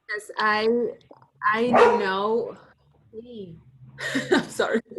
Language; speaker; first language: English; non-native, learner; Spanish